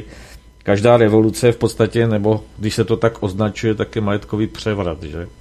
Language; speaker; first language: Czech; native; Czech